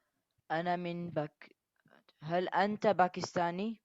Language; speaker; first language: Arabic; non-native, learner; Urdu